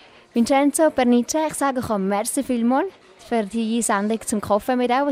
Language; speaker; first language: German; native; German